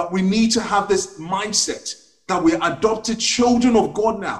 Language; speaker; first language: English; non-native, local second language; Akan